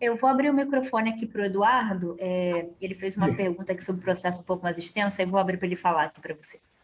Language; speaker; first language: Portuguese; native; Portuguese